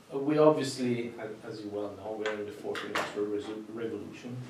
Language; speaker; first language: English; non-native, fluent; Italian